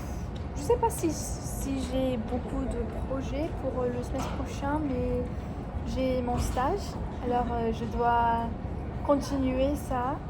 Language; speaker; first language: French; non-native, learner; English